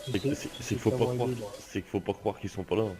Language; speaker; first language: French; native; French